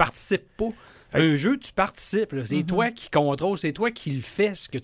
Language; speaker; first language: French; native; French